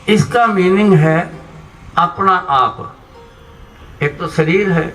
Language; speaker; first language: Hindi; non-native, local second language; Punjabi